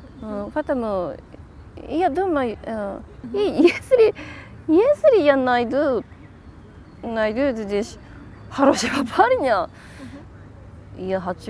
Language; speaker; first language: Russian; non-native, learner; Japanese